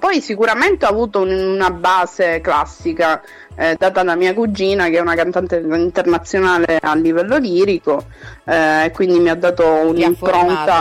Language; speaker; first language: Italian; early bilingual, other home language; Portuguese